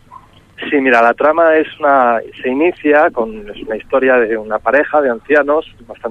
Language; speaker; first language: Spanish; native; Spanish